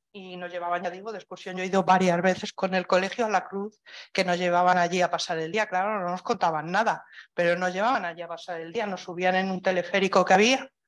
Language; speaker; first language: Spanish; native; Spanish